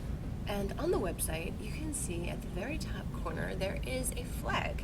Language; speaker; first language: English; native; English